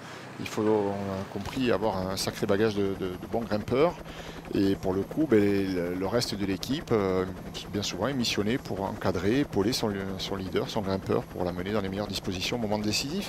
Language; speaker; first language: French; native; French